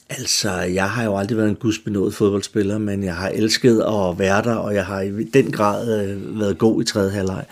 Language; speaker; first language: Danish; native; Danish